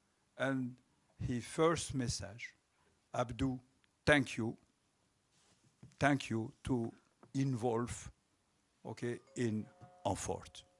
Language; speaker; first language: English; non-native, local second language; French